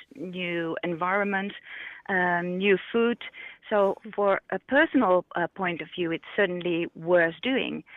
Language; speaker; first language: English; non-native, fluent; Dutch